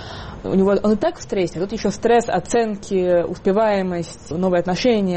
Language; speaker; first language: Russian; native; Russian